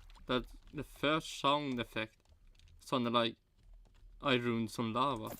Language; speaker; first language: English; non-native, fluent; Swedish